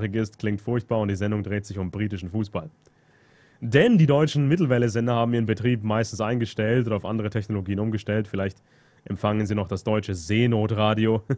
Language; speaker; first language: German; native; German